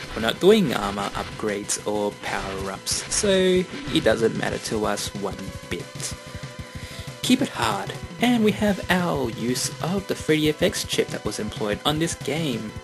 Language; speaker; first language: English; native; English